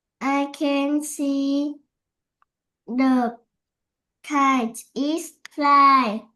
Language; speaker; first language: English; non-native, learner; Vietnamese